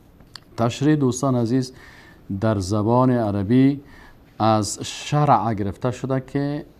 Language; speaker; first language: Persian; native; Persian